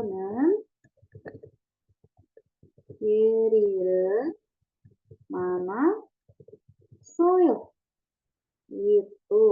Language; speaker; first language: Korean; non-native, fluent; Indonesian